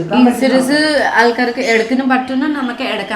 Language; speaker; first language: Malayalam; non-native, fluent; Nepali